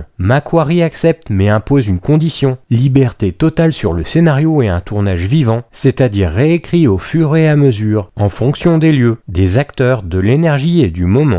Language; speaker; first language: French; native; French